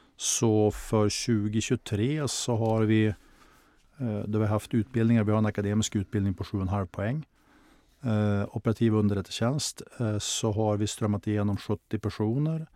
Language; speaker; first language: Swedish; native; Swedish